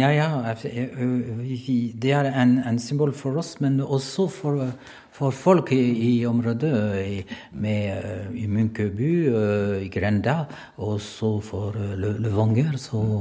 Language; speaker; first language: Norwegian; non-native, learner; French